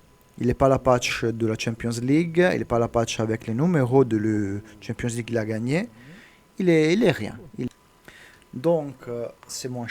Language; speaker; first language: French; non-native, learner; Italian